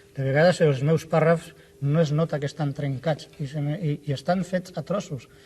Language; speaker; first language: Catalan; non-native, local second language; Spanish